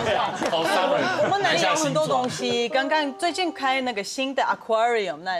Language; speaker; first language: Chinese; non-native, fluent; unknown